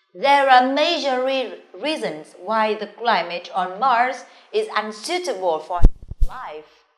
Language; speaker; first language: English; non-native, fluent; Vietnamese